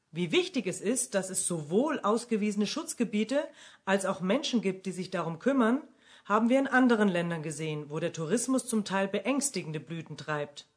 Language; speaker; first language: German; native; German